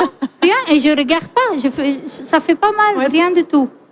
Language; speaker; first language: French; non-native, fluent; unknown